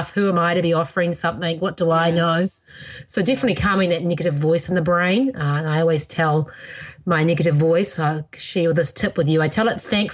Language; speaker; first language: English; native; English